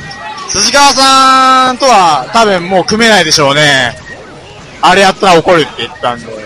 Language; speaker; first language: Japanese; native; Japanese